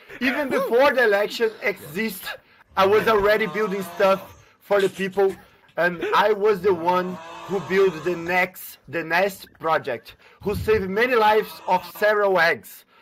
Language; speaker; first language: English; non-native, fluent; Portuguese